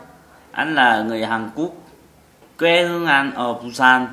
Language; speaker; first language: Vietnamese; non-native, learner; Korean